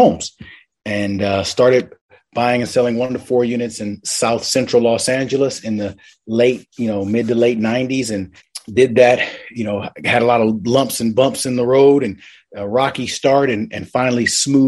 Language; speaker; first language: English; native; English